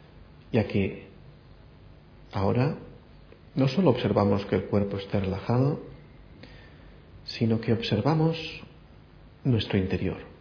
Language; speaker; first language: Spanish; native; Spanish